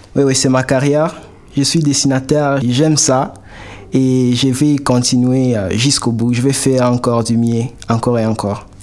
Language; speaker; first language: French; non-native, local second language; Swahili